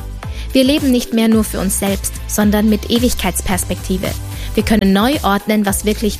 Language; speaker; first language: German; native; German